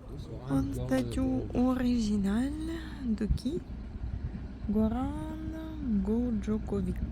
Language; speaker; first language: French; non-native, fluent; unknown